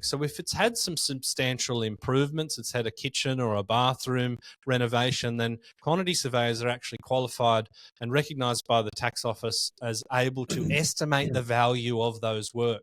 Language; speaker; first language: English; native; English